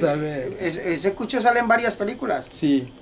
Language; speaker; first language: Spanish; native; Spanish